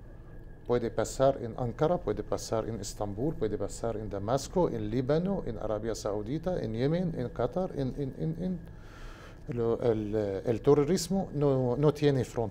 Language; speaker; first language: Portuguese; non-native, learner; Spanish